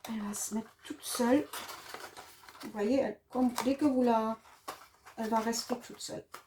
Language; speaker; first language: French; non-native, fluent; German